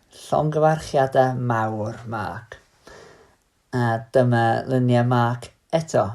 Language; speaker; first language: Welsh; native; Welsh